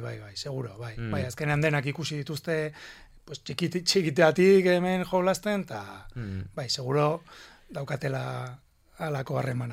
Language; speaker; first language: Basque; non-native, local second language; Spanish